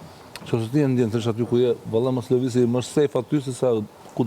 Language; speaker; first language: Albanian; native; Albanian